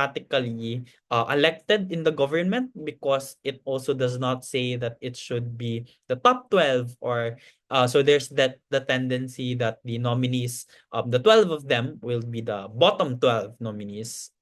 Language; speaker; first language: English; non-native, local second language; Cebuano